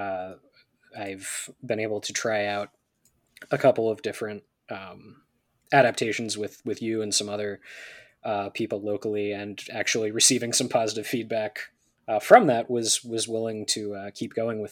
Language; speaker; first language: English; native; English